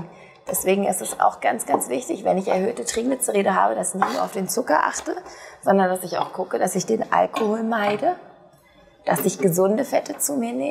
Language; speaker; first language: German; native; German